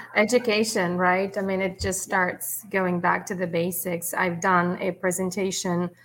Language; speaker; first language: English; non-native, fluent; Russian